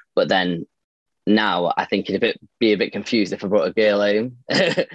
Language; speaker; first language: English; native; English